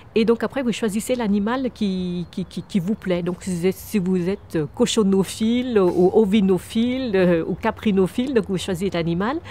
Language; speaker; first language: French; early bilingual, other home language; Vietnamese